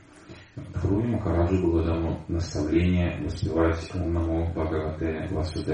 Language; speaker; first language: Russian; native; Russian